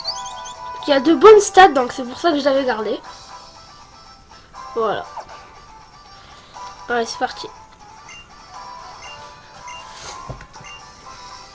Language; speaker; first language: French; native; French